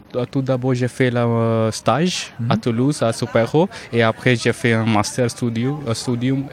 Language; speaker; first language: French; non-native, fluent; Hindi